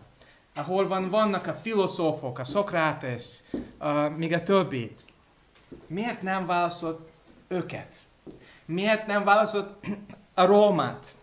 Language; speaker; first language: Hungarian; non-native, fluent; English